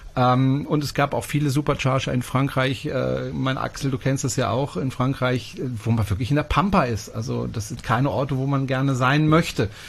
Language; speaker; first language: German; non-native, fluent; French